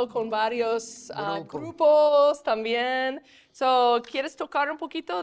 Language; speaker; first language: Spanish; non-native, fluent; English